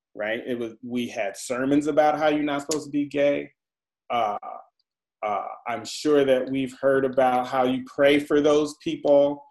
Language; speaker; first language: English; native; English